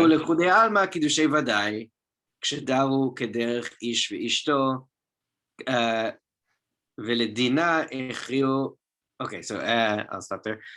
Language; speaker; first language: Hebrew; non-native, fluent; English